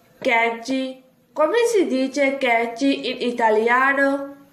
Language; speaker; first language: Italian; non-native, fluent; Urdu